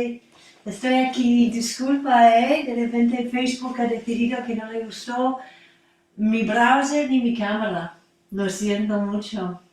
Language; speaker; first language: Spanish; non-native, fluent; English